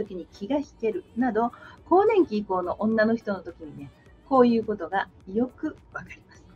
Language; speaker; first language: Japanese; native; Japanese